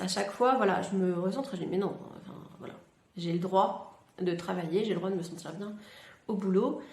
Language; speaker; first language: French; native; French